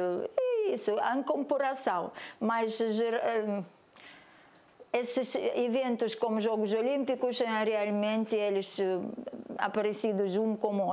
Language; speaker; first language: Portuguese; non-native, learner; Russian